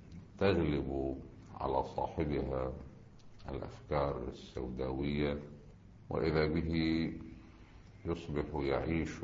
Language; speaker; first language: Arabic; native; Arabic